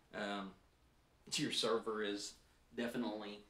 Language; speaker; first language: English; native; English